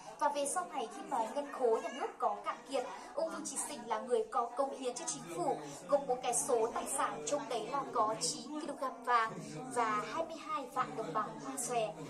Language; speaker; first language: Vietnamese; non-native, local second language; Hmong